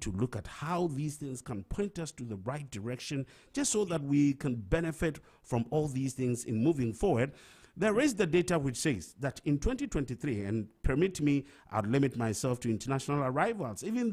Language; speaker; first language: English; non-native, local second language; Akan